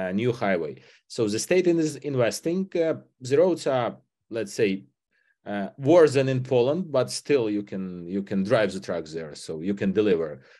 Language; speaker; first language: English; non-native, fluent; Ukrainian